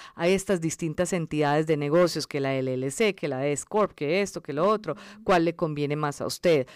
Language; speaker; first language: Spanish; early bilingual, other home language; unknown